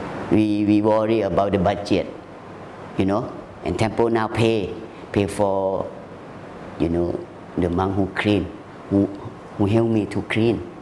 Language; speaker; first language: English; non-native, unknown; Thai